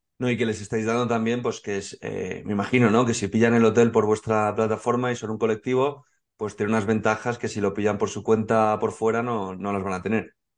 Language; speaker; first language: Spanish; native; Spanish